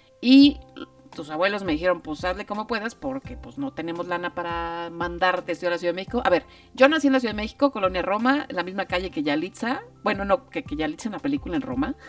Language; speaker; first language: Spanish; native; Spanish